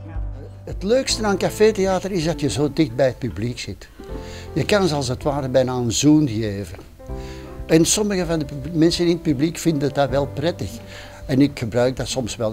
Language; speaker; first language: Dutch; native; Dutch